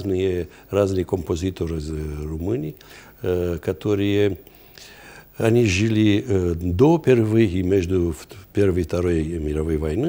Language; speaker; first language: Russian; non-native, fluent; Romanian